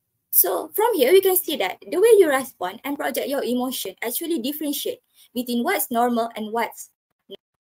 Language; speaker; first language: English; non-native, local second language; Malay